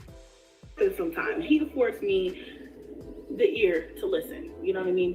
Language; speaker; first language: English; native; English